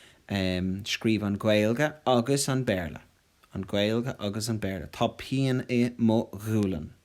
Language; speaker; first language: Irish; non-native, local second language; English